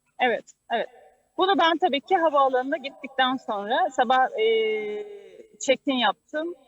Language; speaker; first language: Turkish; native; Turkish